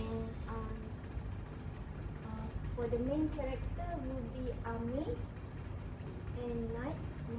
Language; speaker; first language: English; non-native, local second language; Malay